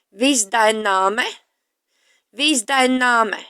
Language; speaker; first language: German; non-native, fluent; Latvian